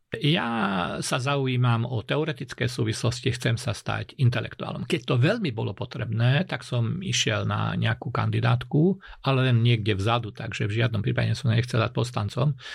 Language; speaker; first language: Slovak; non-native, local second language; Hungarian